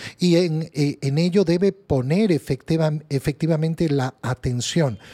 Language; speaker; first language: Spanish; native; Spanish